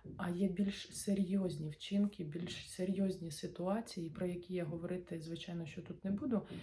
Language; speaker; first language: Ukrainian; non-native, local second language; Russian